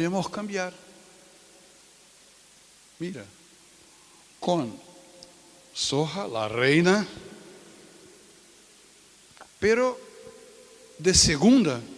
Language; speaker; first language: Spanish; non-native, fluent; Portuguese